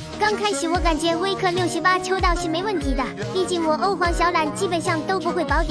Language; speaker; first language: Chinese; native; Chinese